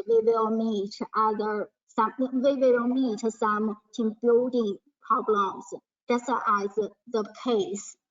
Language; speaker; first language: English; non-native, learner; Chinese